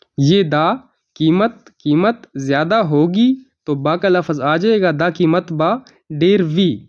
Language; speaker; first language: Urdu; non-native, local second language; Pashto